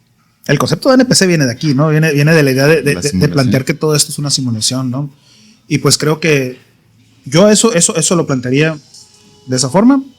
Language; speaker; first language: Spanish; native; Spanish